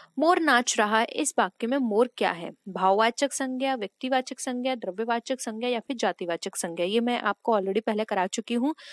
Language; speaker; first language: Hindi; native; Hindi